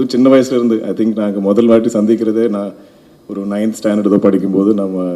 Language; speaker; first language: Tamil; non-native, local second language; Malayalam